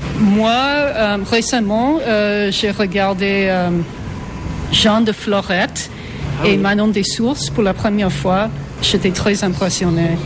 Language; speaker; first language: French; non-native, fluent; English